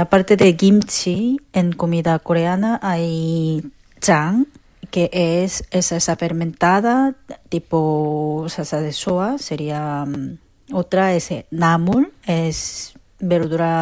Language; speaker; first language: Spanish; non-native, fluent; Korean